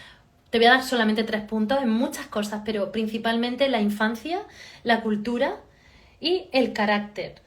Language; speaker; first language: Spanish; native; Spanish